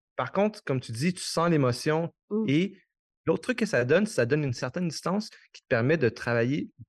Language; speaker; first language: French; native; French